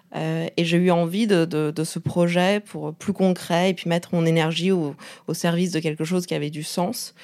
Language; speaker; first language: French; non-native, fluent; Chinese